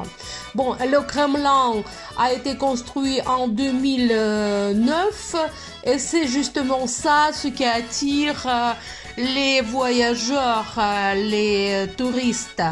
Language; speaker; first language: French; non-native, fluent; Russian